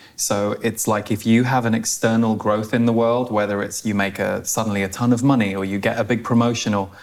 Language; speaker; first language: English; native; English